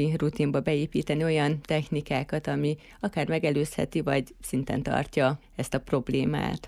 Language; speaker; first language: Hungarian; native; Hungarian